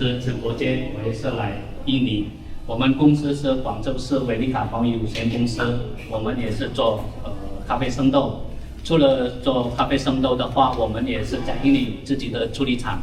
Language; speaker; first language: Chinese; non-native, learner; Indonesian